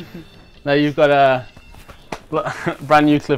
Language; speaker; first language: English; native; English